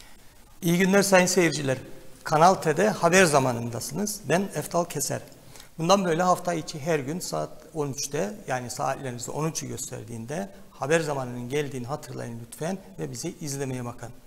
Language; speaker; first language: Turkish; native; Turkish